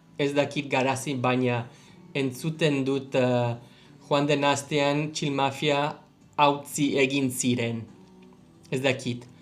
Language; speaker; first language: Basque; non-native, learner; English